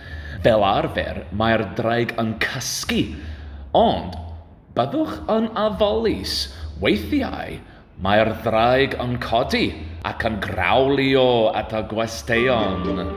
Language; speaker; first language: Welsh; non-native, learner; English